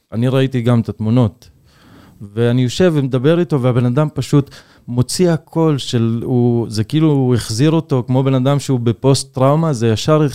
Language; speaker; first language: Hebrew; non-native, local second language; Arabic